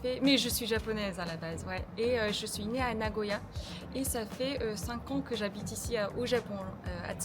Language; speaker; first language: French; non-native, fluent; Japanese